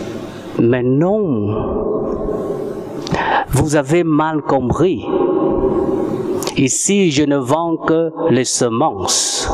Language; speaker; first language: French; non-native, fluent; Vietnamese